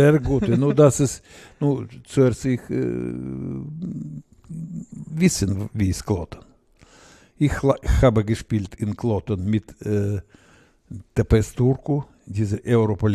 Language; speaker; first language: German; non-native, learner; Russian